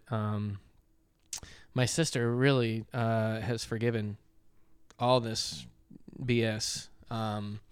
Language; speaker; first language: English; native; English